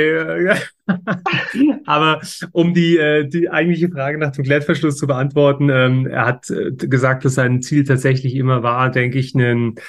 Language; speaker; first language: German; native; German